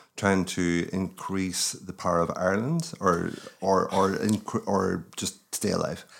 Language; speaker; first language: English; native; English